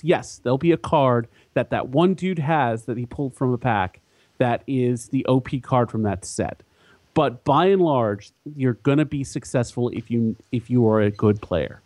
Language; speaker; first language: English; native; English